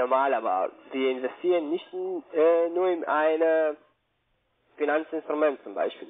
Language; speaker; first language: German; non-native, learner; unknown